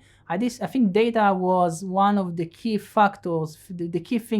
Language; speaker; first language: English; non-native, fluent; Hebrew